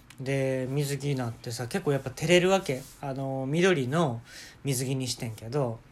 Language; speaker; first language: Japanese; native; Japanese